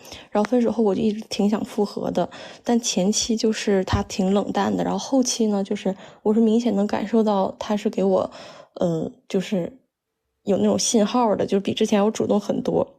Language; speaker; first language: Chinese; native; Chinese